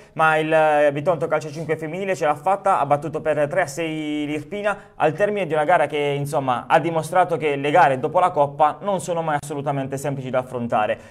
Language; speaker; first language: Italian; native; Italian